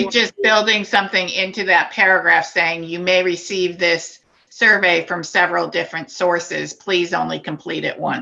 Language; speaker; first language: English; native; English